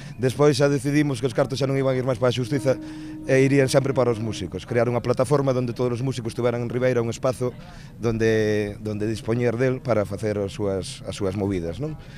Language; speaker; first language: Galician; native; Galician